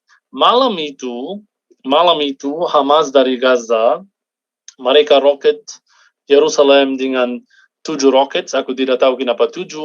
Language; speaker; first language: Indonesian; non-native, fluent; Arabic